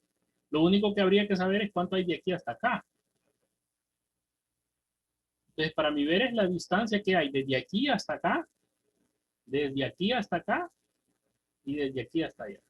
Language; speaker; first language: Spanish; native; Spanish